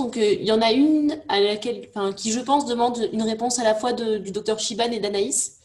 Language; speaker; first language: French; native; French